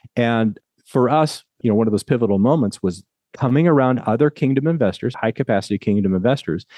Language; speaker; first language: English; native; English